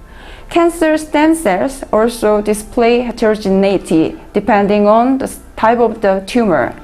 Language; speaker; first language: English; non-native, learner; Korean